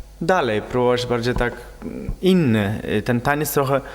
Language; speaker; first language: Polish; non-native, fluent; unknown